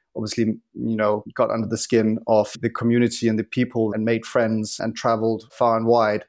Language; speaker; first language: English; non-native, fluent; Danish